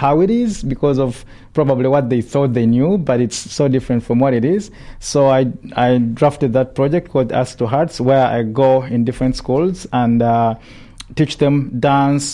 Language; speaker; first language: English; non-native, local second language; Ganda